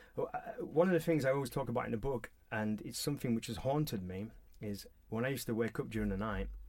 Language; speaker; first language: English; native; English